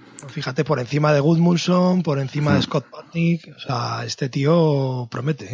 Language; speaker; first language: Spanish; native; Spanish